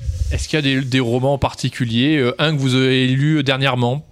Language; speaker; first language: French; native; French